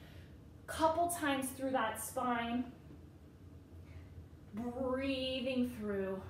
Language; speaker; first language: English; native; English